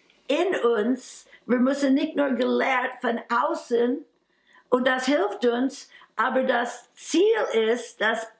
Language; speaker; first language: German; non-native, fluent; English